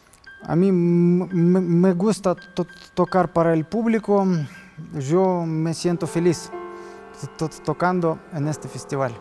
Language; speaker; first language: Spanish; non-native, learner; Russian